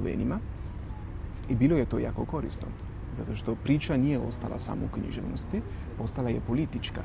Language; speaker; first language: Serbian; non-native, fluent; Italian